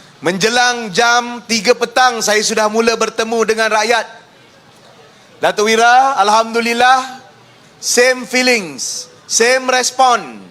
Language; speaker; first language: Malay; native; Malay